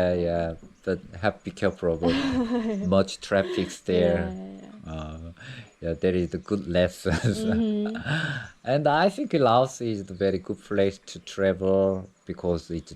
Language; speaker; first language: English; non-native, learner; Korean